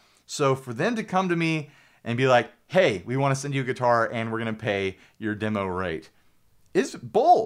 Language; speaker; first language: English; native; English